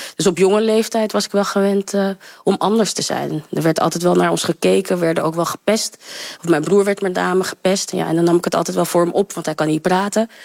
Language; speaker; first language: Dutch; early bilingual, other home language; Sranan Tongo